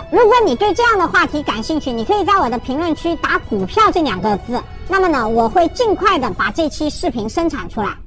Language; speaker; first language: Chinese; native; Chinese